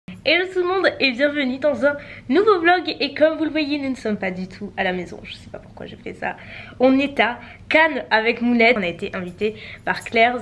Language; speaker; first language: French; native; French